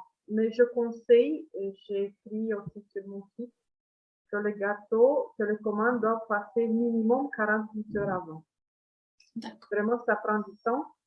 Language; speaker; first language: French; non-native, fluent; Italian